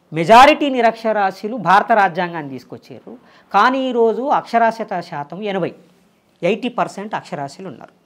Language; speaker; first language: Telugu; native; Telugu